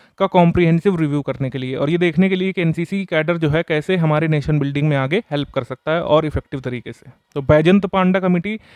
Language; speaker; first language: Hindi; native; Hindi